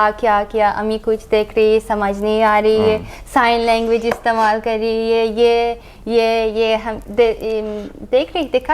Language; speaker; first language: Hindi; non-native, learner; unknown